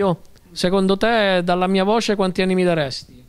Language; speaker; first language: Italian; native; Italian